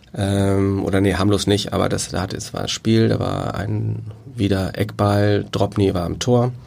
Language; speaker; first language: German; native; German